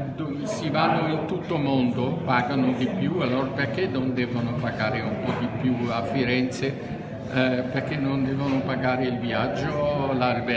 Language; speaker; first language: Italian; non-native, fluent; German